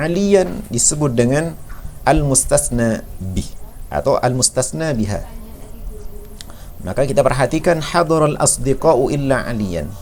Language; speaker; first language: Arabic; non-native, fluent; Indonesian